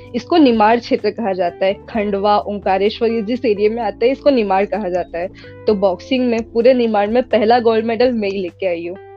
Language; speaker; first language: Hindi; native; Hindi